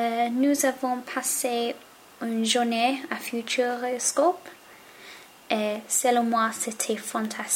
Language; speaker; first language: French; non-native, learner; English